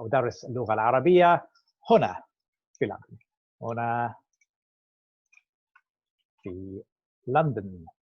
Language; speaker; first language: Arabic; non-native, fluent; English